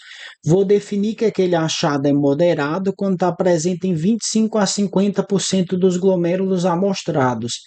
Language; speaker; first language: Portuguese; native; Portuguese